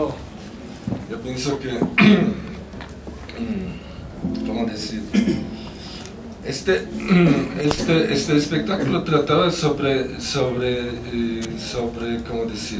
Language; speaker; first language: Spanish; non-native, fluent; Polish